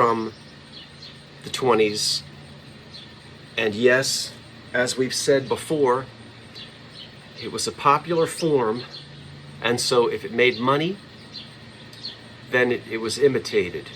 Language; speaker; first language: English; native; English